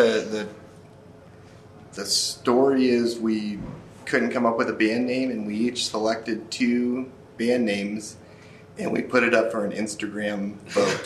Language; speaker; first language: English; native; English